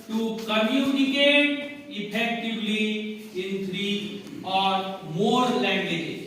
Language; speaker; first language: English; non-native, local second language; Hindi